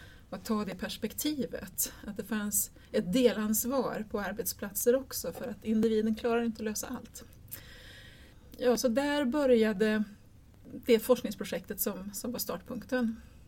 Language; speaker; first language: Swedish; native; Swedish